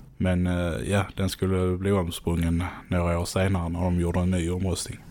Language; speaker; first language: Swedish; native; Swedish